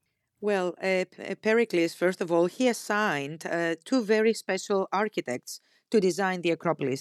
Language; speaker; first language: English; non-native, fluent; Greek